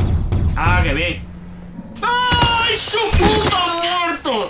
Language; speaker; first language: Spanish; native; Spanish